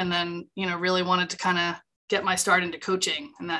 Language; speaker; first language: English; native; English